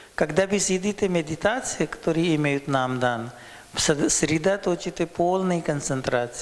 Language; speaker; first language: Russian; non-native, learner; Hindi